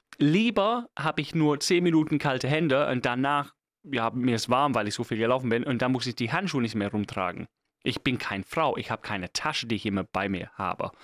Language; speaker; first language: German; non-native, fluent; English